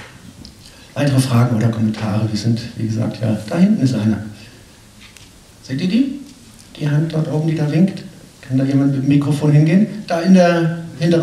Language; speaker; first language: German; native; German